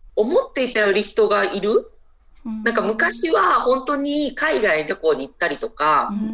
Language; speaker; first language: Japanese; non-native, fluent; Chinese